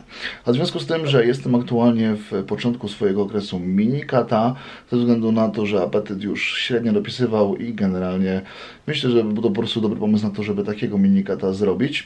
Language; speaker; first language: Polish; native; Polish